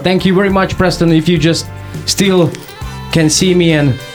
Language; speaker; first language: English; non-native, fluent; Hungarian